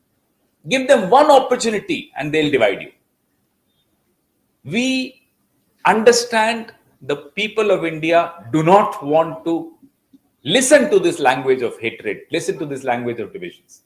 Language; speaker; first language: English; non-native, local second language; Hindi